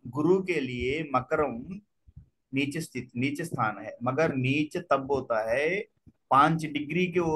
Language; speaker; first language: Hindi; non-native, local second language; Telugu